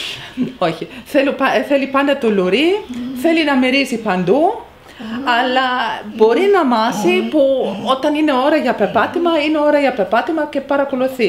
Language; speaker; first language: Greek; non-native, fluent; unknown